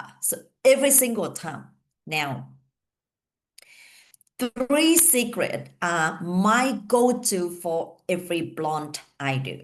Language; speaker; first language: English; non-native, fluent; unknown